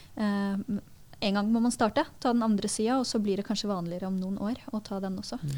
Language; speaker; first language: Norwegian; early bilingual, other home language; Arabic